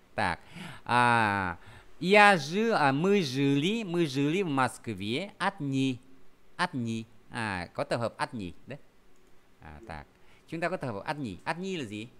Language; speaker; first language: Vietnamese; native; Vietnamese